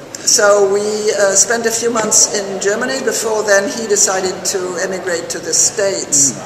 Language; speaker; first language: English; non-native, fluent; French